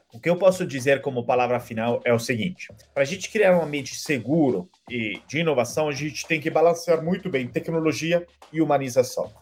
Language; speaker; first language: Portuguese; non-native, fluent; Italian